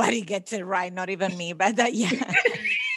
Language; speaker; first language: English; non-native, fluent; Italian